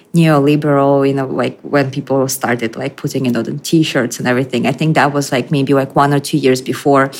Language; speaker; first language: English; non-native, fluent; Russian